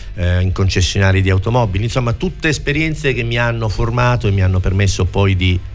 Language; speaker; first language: Italian; native; Italian